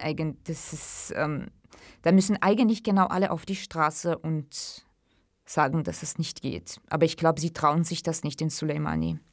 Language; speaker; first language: German; non-native, fluent; Kurdish